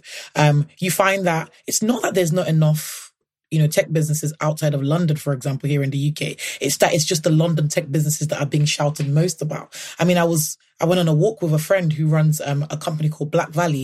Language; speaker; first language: English; non-native, local second language; Yoruba